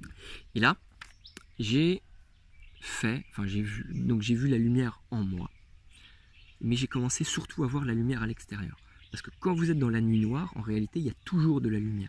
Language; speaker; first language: French; native; French